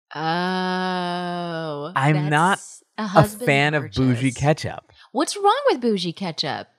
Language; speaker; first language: English; native; English